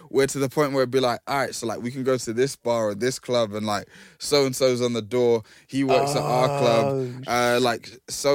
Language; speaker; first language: English; native; English